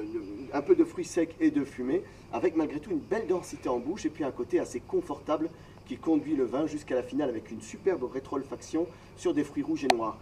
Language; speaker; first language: French; native; French